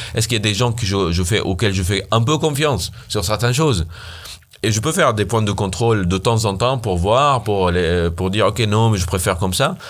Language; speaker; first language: French; non-native, fluent; Arabic